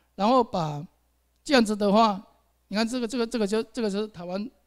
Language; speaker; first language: Chinese; native; Chinese